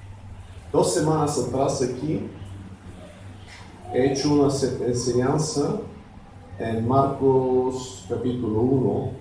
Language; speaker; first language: Spanish; non-native, fluent; Bulgarian